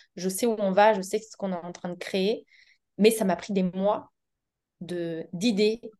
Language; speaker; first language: French; native; French